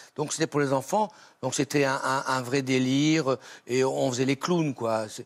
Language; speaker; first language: French; native; French